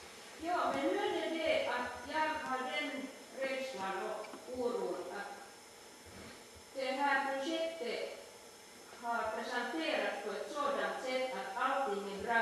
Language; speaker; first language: Swedish; native; Swedish